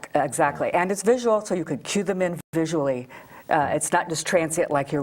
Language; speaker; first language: English; native; English